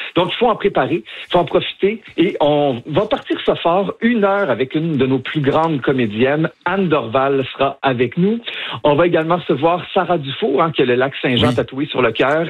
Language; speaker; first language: French; native; French